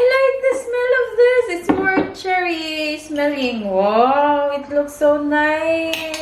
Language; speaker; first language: English; non-native, learner; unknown